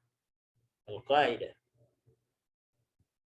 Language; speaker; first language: Arabic; non-native, fluent; Indonesian